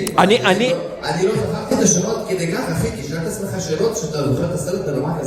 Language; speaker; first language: Hebrew; native; Hebrew